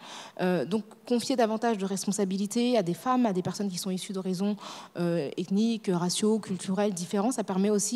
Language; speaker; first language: French; native; French